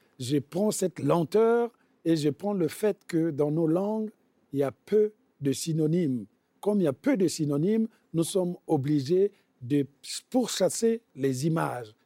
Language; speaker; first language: French; non-native, local second language; Bembe